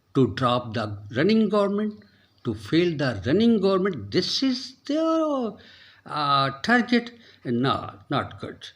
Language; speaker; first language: English; non-native, local second language; Urdu